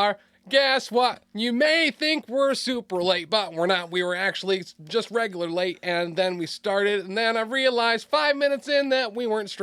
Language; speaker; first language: English; native; English